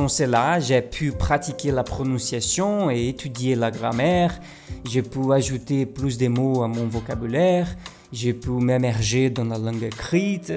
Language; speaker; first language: French; non-native, learner; Portuguese